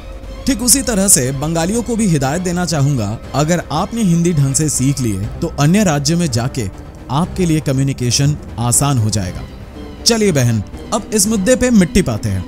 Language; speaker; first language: Hindi; non-native, local second language; Bangla